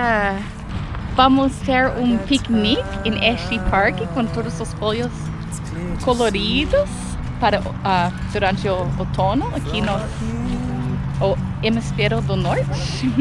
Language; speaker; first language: Portuguese; non-native, learner; English